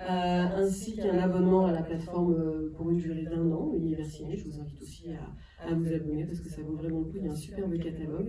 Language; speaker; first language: French; native; French